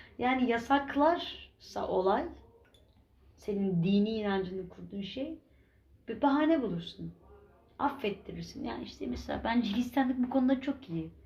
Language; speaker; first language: Turkish; native; Turkish